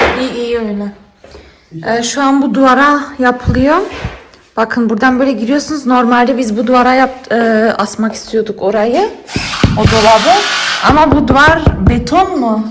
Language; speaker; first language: Turkish; early bilingual, heritage; Turkish